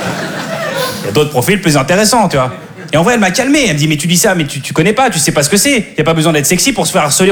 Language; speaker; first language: French; native; French